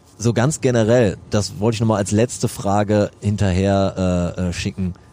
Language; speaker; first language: German; native; German